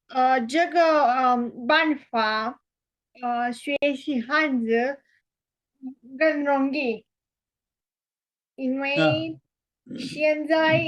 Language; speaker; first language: Chinese; non-native, learner; Romanian